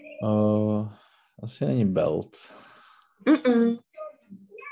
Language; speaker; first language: German; non-native, learner; Czech